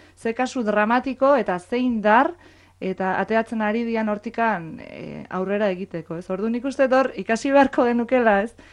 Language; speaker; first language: Basque; native; Basque